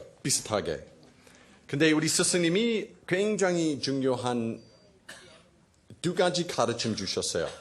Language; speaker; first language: Korean; non-native, fluent; English